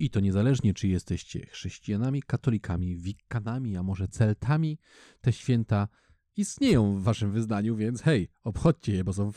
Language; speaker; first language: Polish; native; Polish